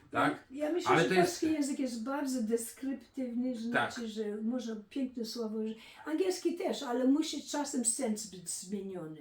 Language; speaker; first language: Polish; early bilingual, heritage; Polish